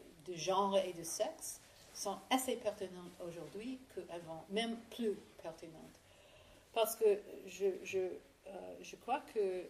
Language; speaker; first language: French; non-native, fluent; English